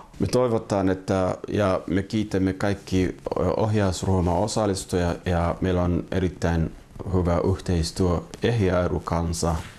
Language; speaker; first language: Finnish; non-native, fluent; Somali